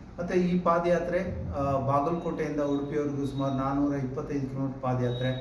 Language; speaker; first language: Kannada; native; Kannada